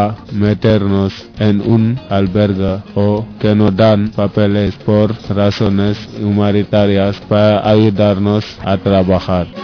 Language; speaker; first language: Spanish; non-native, learner; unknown